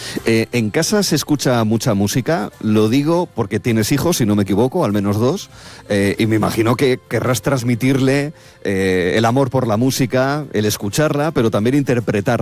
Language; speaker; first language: Spanish; native; Spanish